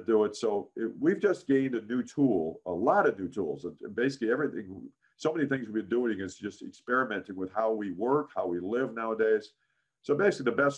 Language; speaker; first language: English; native; English